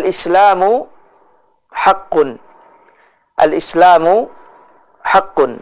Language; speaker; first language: Arabic; non-native, fluent; Indonesian